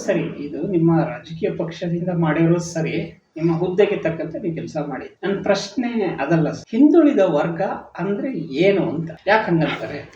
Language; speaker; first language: Kannada; native; Kannada